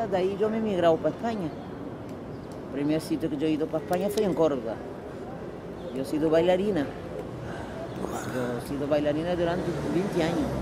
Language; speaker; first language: Spanish; non-native, fluent; Kabuverdianu